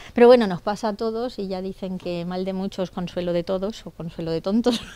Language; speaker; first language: Spanish; native; Spanish